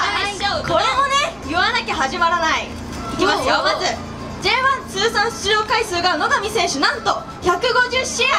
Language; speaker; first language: Japanese; native; Japanese